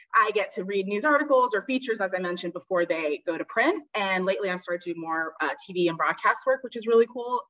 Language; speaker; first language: English; native; English